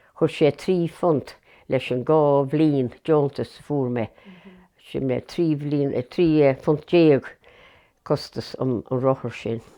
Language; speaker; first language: Irish; native; Irish